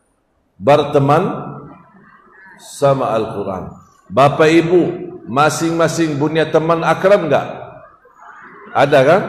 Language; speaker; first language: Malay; non-native, fluent; Arabic